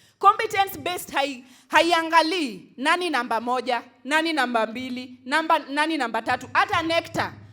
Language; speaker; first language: Swahili; non-native, local second language; Luo (Kenya and Tanzania)